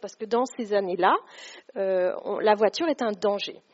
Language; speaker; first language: French; native; French